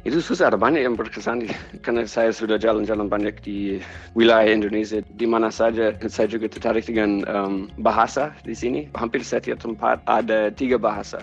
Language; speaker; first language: Indonesian; non-native, fluent; English